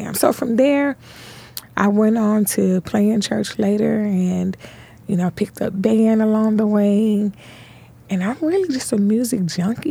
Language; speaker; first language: English; native; English